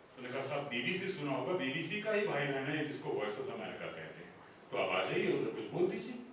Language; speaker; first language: Hindi; non-native, local second language; Punjabi